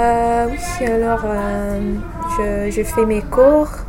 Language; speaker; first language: French; non-native, fluent; English